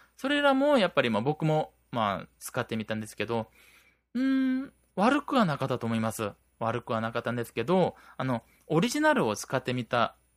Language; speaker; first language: Japanese; non-native, fluent; Korean